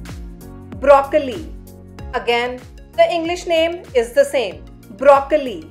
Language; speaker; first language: English; non-native, local second language; Hindi